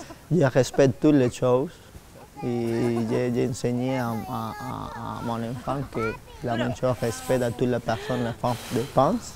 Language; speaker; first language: French; non-native, learner; Spanish